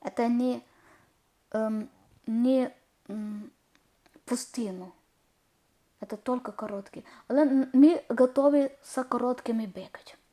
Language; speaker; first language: Ukrainian; non-native, learner; Malayalam